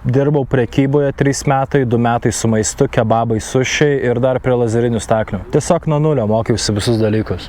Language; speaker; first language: Lithuanian; non-native, local second language; Russian